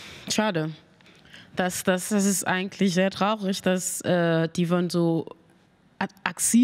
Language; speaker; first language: German; non-native, learner; Mandingo